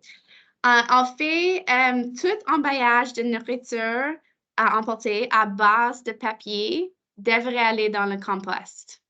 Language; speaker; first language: French; non-native, local second language; English